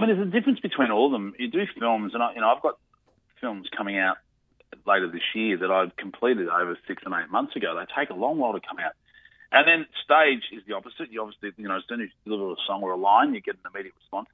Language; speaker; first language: English; native; English